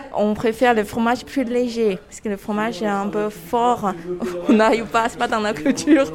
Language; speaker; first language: French; non-native, fluent; Chinese